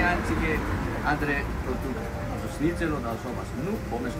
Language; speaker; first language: German; non-native, learner; Greek